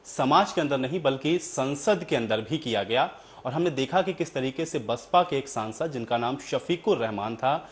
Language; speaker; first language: Hindi; native; Hindi